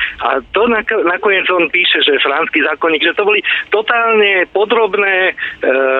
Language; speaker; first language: Slovak; native; Slovak